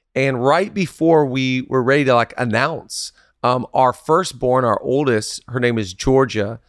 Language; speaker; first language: English; native; English